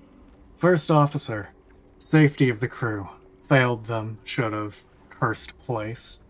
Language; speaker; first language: English; native; English